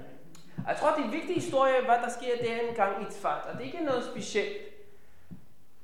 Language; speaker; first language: Danish; non-native, fluent; Hebrew